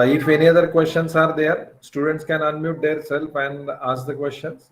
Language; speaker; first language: English; non-native, local second language; Marathi